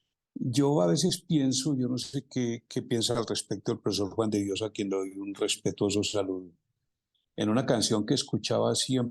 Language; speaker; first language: Spanish; native; Spanish